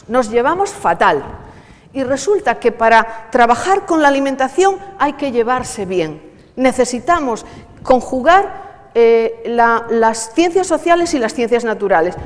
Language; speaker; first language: Spanish; native; Spanish